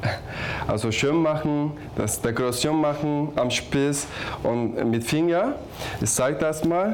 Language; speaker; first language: German; non-native, learner; Turkish